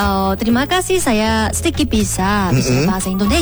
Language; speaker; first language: Indonesian; non-native, learner; Korean